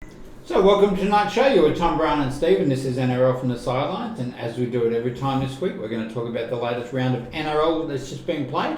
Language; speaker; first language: English; native; English